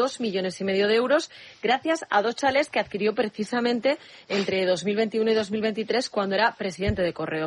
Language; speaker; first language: Spanish; native; Spanish